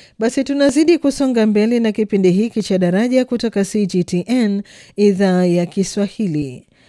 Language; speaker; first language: Swahili; native; Swahili